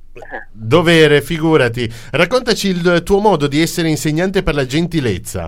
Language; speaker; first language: Italian; native; Italian